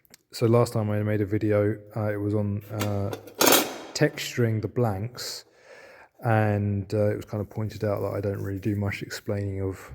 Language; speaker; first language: English; native; English